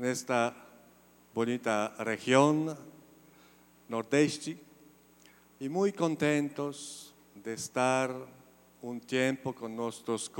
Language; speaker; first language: Spanish; non-native, fluent; Polish